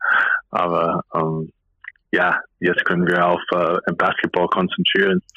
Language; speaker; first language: German; non-native, fluent; English